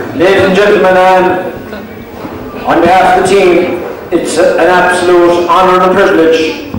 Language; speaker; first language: English; native; English